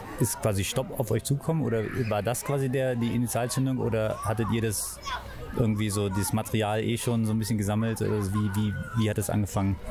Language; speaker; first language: German; native; German